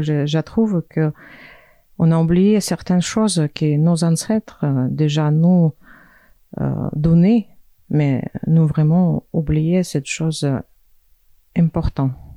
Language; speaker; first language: French; non-native, fluent; Russian